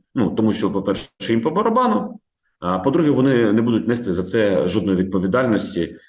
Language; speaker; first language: Ukrainian; native; Ukrainian